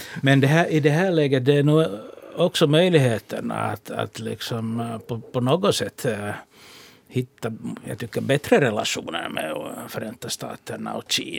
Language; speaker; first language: Swedish; non-native, local second language; Finnish